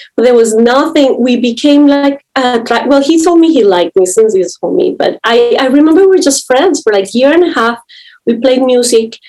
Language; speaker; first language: English; non-native, fluent; Spanish